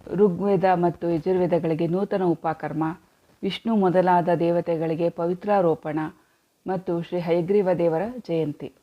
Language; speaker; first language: Kannada; native; Kannada